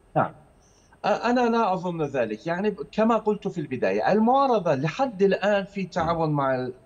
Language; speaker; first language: Arabic; non-native, fluent; Turkish